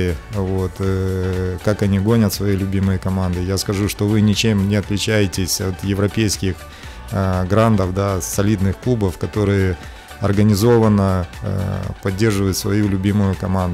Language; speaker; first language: Russian; native; Russian